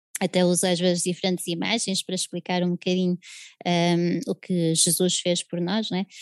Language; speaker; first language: Portuguese; early bilingual, other home language; English